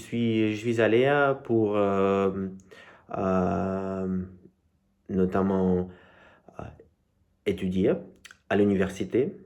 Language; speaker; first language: French; non-native, learner; Russian